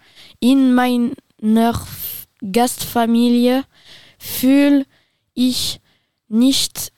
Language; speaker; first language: German; non-native, learner; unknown